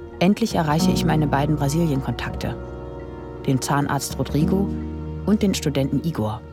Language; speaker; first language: German; native; German